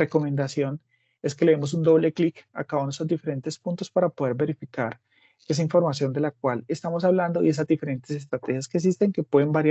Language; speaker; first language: Spanish; native; Spanish